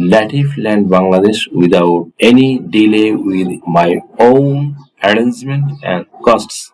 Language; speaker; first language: English; non-native, local second language; Bangla